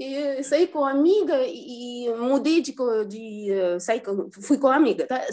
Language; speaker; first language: Portuguese; non-native, fluent; Russian